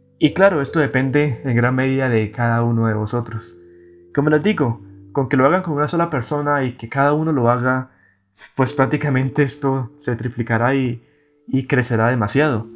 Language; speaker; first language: Spanish; native; Spanish